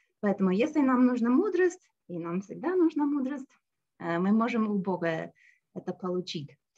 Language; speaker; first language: Russian; non-native, fluent; English